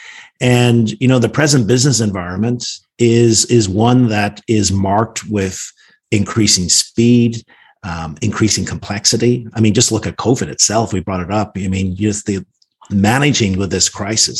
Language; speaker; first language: English; native; English